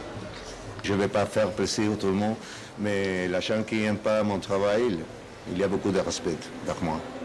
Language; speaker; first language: French; non-native, learner; Spanish